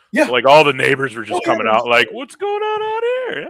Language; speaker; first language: English; native; English